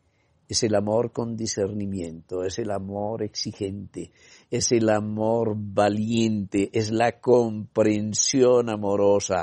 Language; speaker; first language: Spanish; native; Spanish